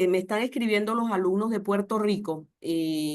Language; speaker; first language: Spanish; native; Spanish